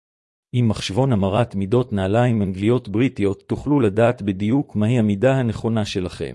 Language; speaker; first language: Hebrew; native; Hebrew